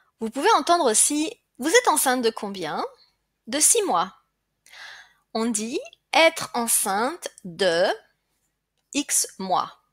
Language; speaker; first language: French; native; French